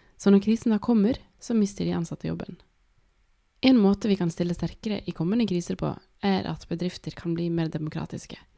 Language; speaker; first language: Norwegian; native; Norwegian